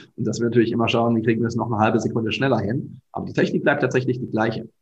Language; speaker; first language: German; native; German